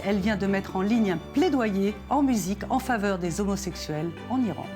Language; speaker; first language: French; native; French